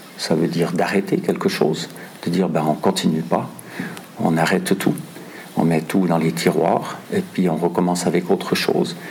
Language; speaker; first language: French; non-native, local second language; German